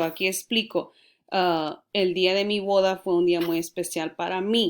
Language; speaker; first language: Spanish; early bilingual, heritage; Spanish